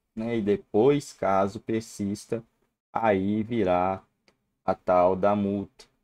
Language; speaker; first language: Portuguese; native; Portuguese